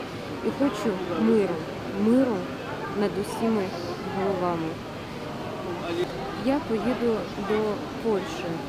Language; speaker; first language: Ukrainian; non-native, local second language; Russian